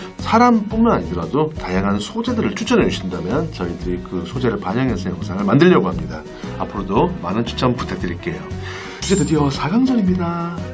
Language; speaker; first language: Korean; native; Korean